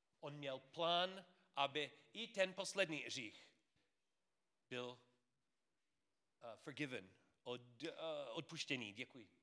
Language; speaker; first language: Czech; non-native, fluent; English